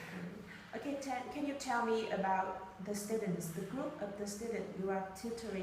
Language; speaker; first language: English; non-native, learner; Vietnamese